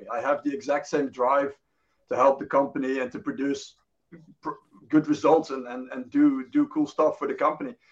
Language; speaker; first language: English; non-native, fluent; Dutch